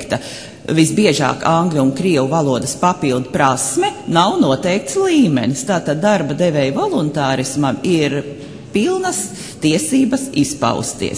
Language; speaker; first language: Latvian; native; Latvian